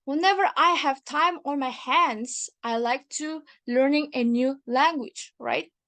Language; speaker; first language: English; non-native, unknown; Kazakh